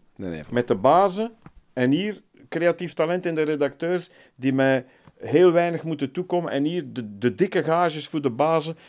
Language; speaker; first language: Dutch; native; Dutch